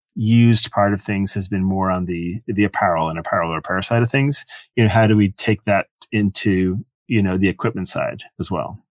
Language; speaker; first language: English; native; English